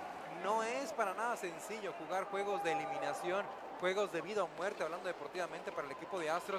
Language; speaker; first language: Spanish; native; Spanish